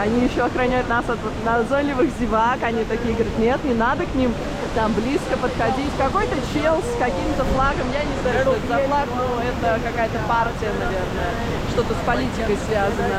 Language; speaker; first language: Russian; native; Russian